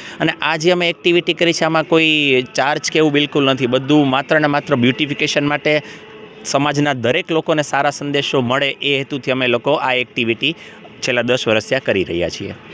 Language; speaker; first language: Gujarati; native; Gujarati